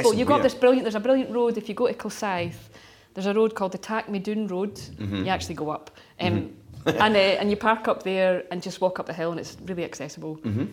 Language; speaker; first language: English; native; English